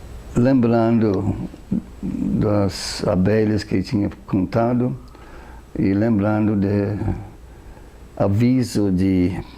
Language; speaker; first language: Portuguese; non-native, fluent; English